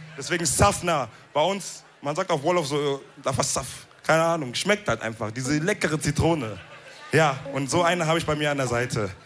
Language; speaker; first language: German; early bilingual, other home language; Wolof